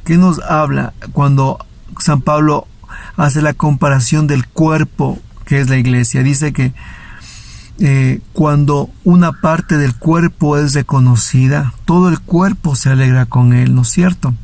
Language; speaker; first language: Spanish; native; Spanish